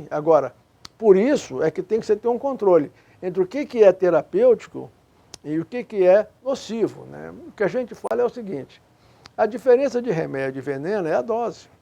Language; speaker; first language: Portuguese; native; Portuguese